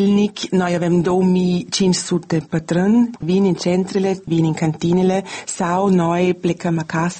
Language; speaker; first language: Romanian; non-native, learner; German